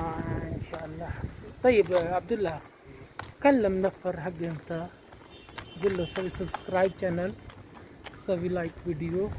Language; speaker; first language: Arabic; non-native, learner; Punjabi